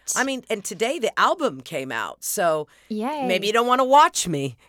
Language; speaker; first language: English; native; English